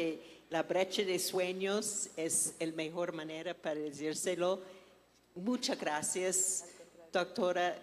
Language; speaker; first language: Spanish; non-native, fluent; English